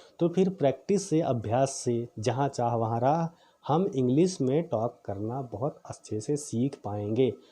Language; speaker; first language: Hindi; native; Hindi